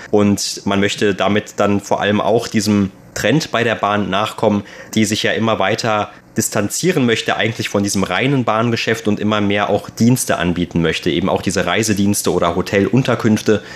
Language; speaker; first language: German; native; German